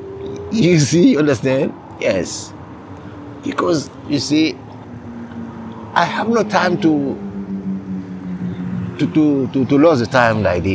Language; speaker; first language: English; non-native, learner; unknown